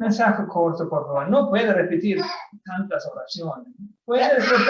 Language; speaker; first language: Spanish; non-native, fluent; Swedish